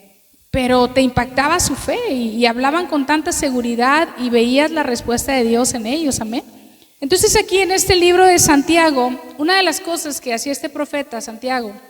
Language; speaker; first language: Spanish; native; Spanish